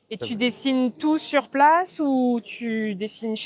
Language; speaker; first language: French; native; French